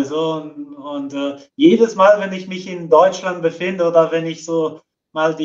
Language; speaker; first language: German; non-native, fluent; Portuguese